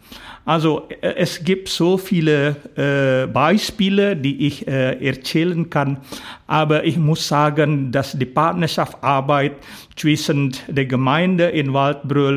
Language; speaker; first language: German; non-native, fluent; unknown